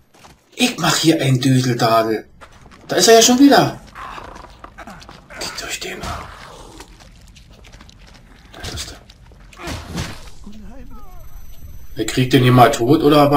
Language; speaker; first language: German; native; German